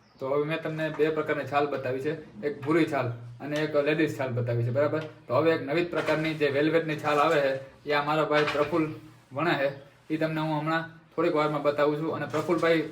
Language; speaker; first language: Gujarati; native; Gujarati